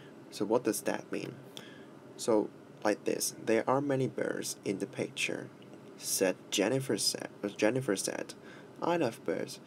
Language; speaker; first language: English; non-native, local second language; Cantonese